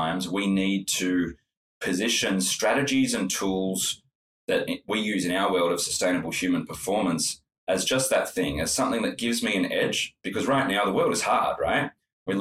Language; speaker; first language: English; native; English